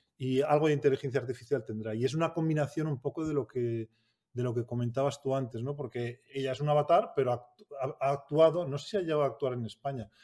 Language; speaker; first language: Spanish; native; Spanish